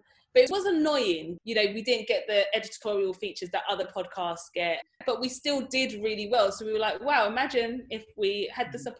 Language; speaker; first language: English; native; English